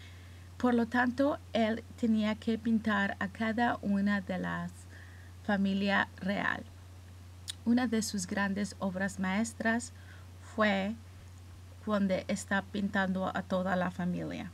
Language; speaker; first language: Spanish; early bilingual, heritage; English